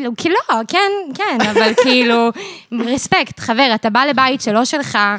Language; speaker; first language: Hebrew; early bilingual, other home language; English